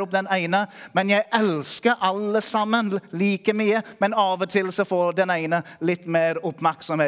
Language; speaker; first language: Norwegian; non-native, fluent; English